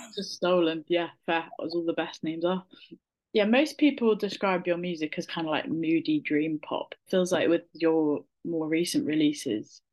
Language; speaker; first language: English; native; English